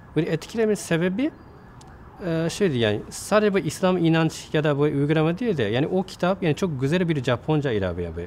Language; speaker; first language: Turkish; non-native, fluent; Japanese